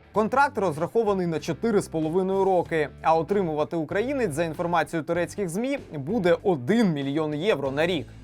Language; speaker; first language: Ukrainian; native; Ukrainian